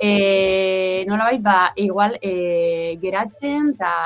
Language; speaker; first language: Basque; non-native, local second language; Spanish